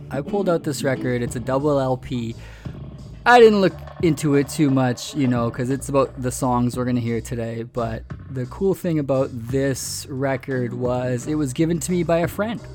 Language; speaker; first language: English; native; English